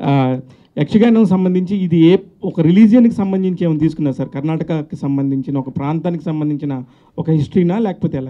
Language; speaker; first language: Telugu; native; Telugu